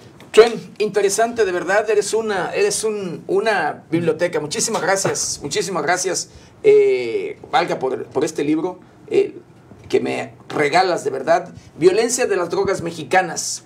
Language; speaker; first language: Spanish; native; Spanish